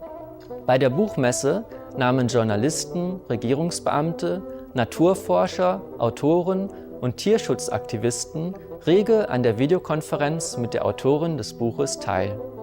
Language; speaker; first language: German; native; German